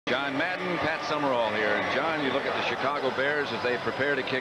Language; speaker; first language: English; native; English